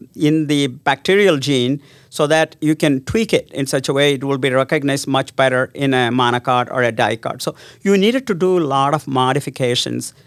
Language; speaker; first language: English; non-native, local second language; Tamil